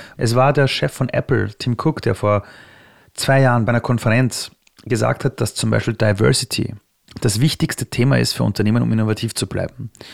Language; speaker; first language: German; early bilingual, other home language; Persian